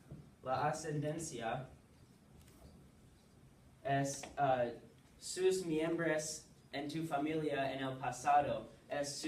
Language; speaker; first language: Spanish; non-native, learner; English